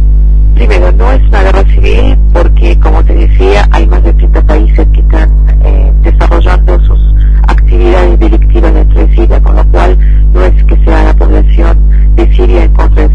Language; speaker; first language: Spanish; early bilingual, other home language; Arabic